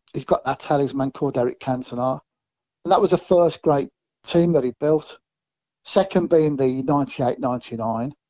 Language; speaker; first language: English; native; English